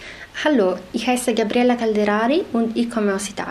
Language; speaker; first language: German; non-native, fluent; Italian